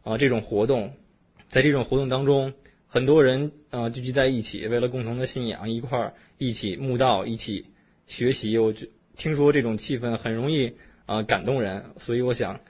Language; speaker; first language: Chinese; native; Chinese